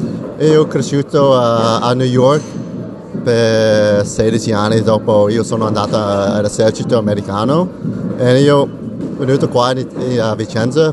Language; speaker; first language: Italian; non-native, learner; English